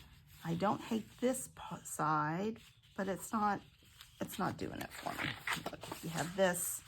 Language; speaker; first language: English; native; English